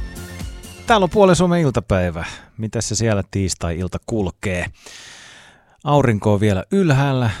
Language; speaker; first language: Finnish; native; Finnish